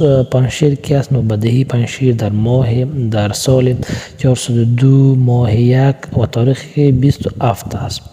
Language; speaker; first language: Persian; non-native, local second language; Pashto